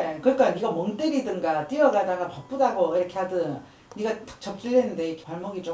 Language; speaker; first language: Korean; native; Korean